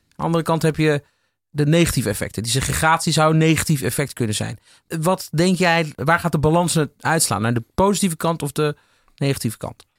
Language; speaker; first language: Dutch; native; Dutch